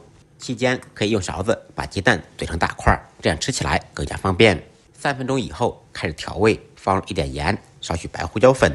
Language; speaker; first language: Chinese; native; Chinese